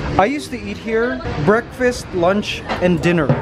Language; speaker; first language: English; native; English